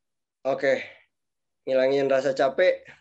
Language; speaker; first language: Indonesian; native; Indonesian